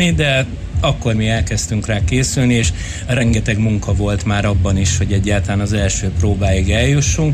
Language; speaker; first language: Hungarian; native; Hungarian